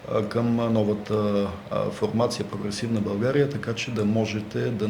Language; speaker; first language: Bulgarian; native; Bulgarian